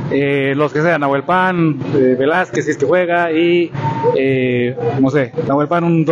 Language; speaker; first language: Spanish; native; Spanish